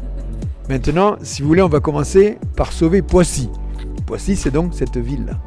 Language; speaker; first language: French; native; French